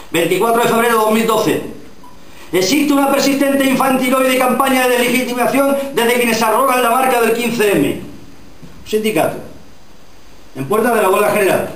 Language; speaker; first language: Spanish; native; Spanish